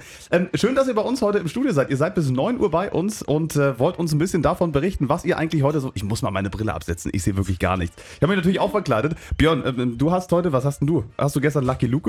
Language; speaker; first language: German; native; German